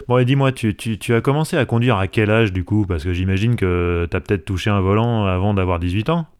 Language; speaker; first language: French; native; French